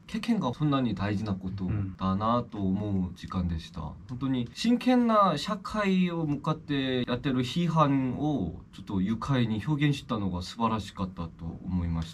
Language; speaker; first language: Japanese; non-native, fluent; Korean